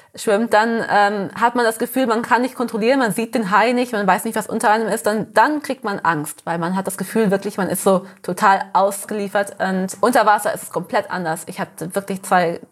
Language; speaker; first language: German; early bilingual, heritage; Portuguese